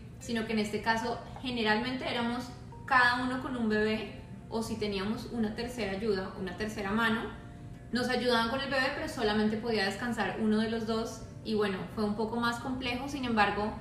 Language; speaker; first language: Spanish; native; Spanish